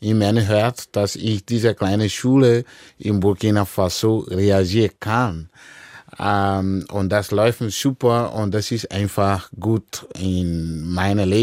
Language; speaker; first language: German; non-native, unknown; Dyula